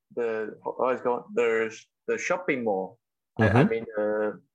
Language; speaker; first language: English; non-native, local second language; Chinese